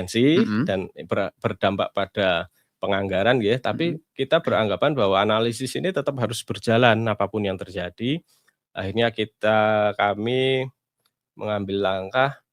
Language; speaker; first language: Indonesian; native; Indonesian